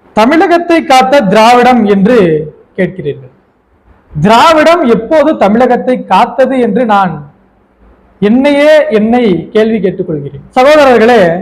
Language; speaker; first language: Tamil; non-native, local second language; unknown